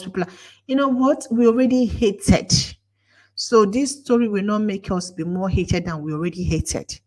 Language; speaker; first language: English; non-native, local second language; Igbo